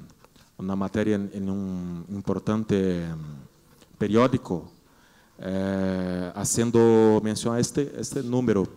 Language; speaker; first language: Spanish; non-native, learner; Portuguese